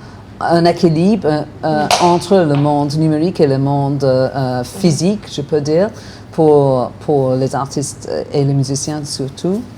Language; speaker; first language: French; non-native, fluent; English